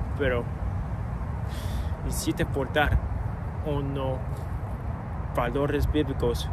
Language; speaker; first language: Spanish; non-native, learner; English